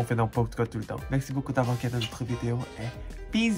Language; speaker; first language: French; non-native, learner; Korean